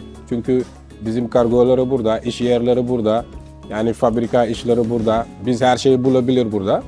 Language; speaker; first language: Turkish; non-native, learner; Wolof